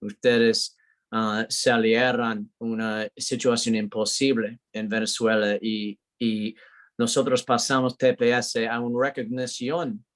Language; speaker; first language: Spanish; non-native, learner; English